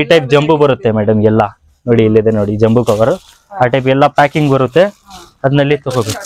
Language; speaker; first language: Kannada; non-native, local second language; Urdu